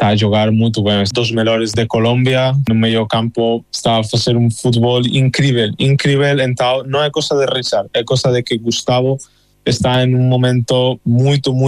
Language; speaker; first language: Portuguese; non-native, fluent; Spanish